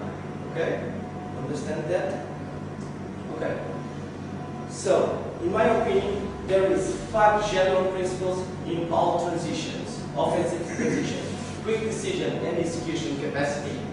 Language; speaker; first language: English; non-native, learner; Portuguese